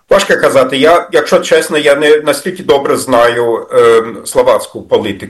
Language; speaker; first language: Ukrainian; non-native, fluent; German